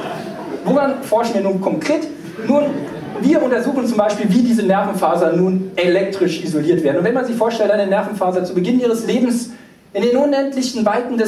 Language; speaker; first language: German; native; German